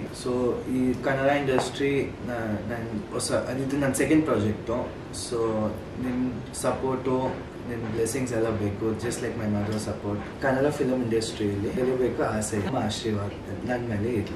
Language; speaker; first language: Kannada; early bilingual, heritage; Kannada